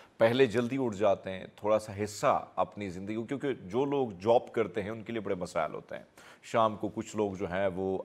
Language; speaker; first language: Urdu; non-native, local second language; Punjabi